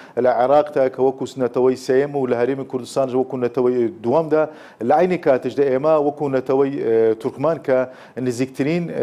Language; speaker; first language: Central Kurdish; non-native, local second language; Turkish